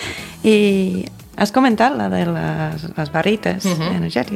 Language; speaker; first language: Catalan; non-native, fluent; English